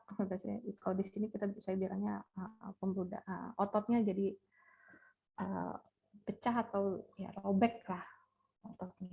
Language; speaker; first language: Indonesian; native; Indonesian